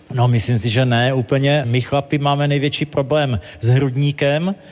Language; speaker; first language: Czech; native; Czech